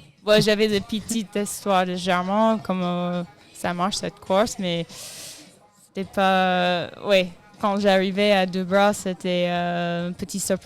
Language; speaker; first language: French; non-native, learner; English